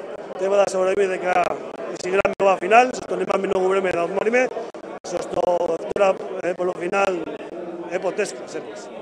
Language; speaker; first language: Macedonian; non-native, learner; Spanish